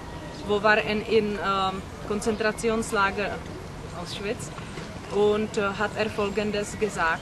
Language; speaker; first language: German; non-native, learner; Czech